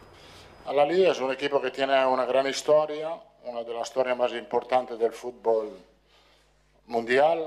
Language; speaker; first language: Spanish; non-native, fluent; Italian